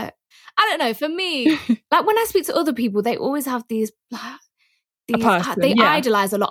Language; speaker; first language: English; native; English